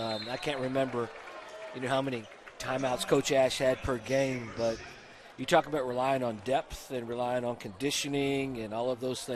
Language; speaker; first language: English; native; English